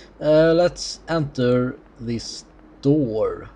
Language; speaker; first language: English; non-native, fluent; Swedish